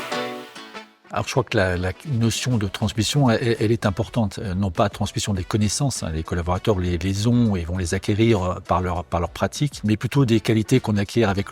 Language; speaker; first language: French; native; French